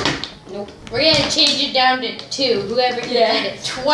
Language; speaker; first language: English; native; English